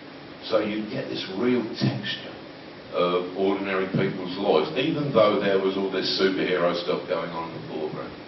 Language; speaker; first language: English; native; English